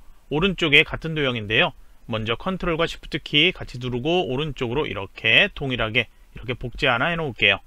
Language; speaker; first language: Korean; native; Korean